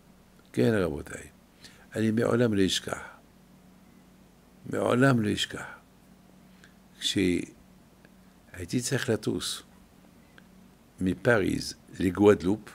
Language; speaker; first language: Hebrew; non-native, fluent; French